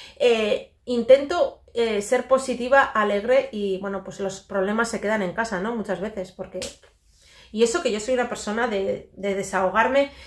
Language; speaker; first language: Spanish; native; Spanish